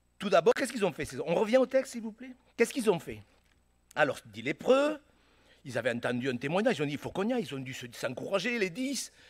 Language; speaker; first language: French; native; French